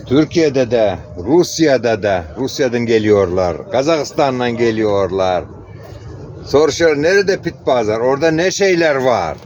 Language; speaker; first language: Turkish; non-native, learner; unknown